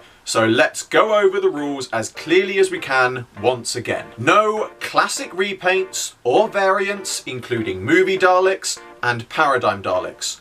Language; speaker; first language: English; native; English